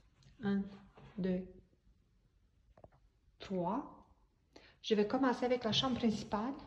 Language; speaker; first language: French; non-native, fluent; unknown